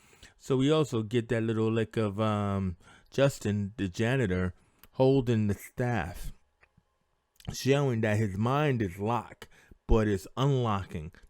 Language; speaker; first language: English; native; English